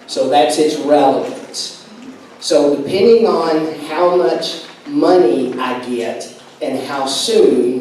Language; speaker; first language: English; native; English